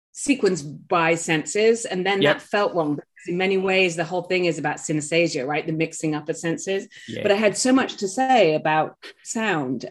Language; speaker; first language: English; native; English